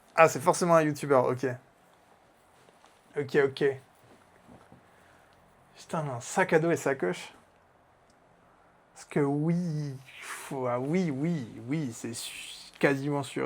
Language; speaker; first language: French; native; French